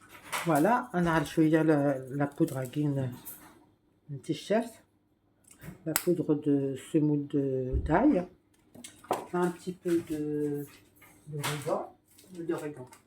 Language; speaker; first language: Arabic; non-native, local second language; Kabyle